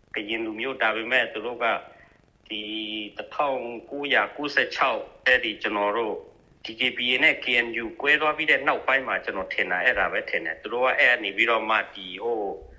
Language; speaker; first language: Burmese; non-native, local second language; Shan